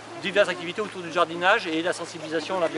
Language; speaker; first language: French; native; French